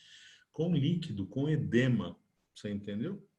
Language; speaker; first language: Portuguese; native; Portuguese